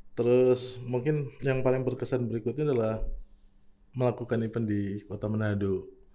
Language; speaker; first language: Indonesian; native; Indonesian